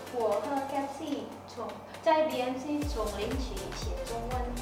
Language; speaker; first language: Chinese; non-native, learner; Indonesian